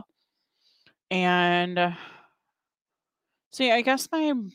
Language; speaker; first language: English; native; English